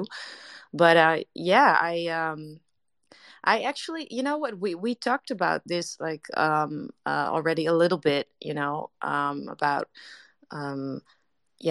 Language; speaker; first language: English; non-native, fluent; Dutch